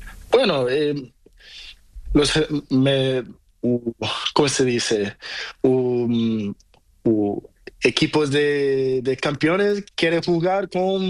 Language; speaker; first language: Spanish; non-native, learner; Portuguese